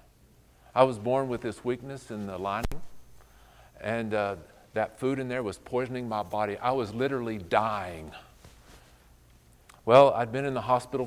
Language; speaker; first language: English; native; English